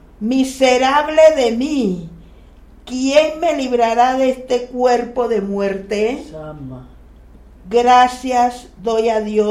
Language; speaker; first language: Spanish; native; Spanish